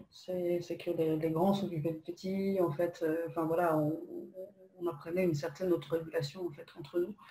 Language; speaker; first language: French; non-native, fluent; Polish